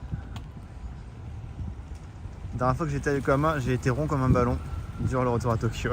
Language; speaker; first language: French; native; French